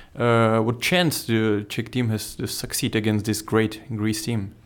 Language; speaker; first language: English; non-native, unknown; Czech